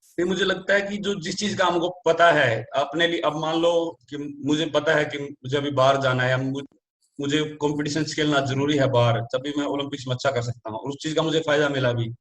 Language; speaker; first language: Hindi; native; Hindi